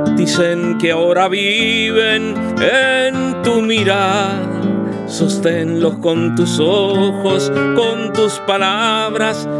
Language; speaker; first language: Spanish; native; Spanish